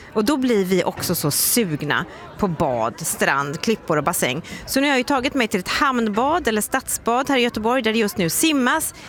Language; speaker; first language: Swedish; native; Swedish